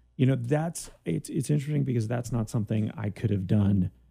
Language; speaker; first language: English; early bilingual, other home language; Greek